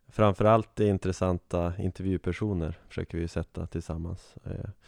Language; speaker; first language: Swedish; native; Swedish